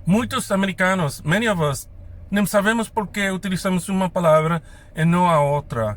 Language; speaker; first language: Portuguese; non-native, fluent; English